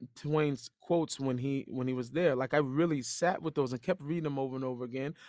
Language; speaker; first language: English; native; English